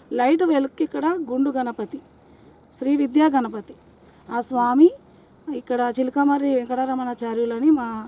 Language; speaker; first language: Telugu; native; Telugu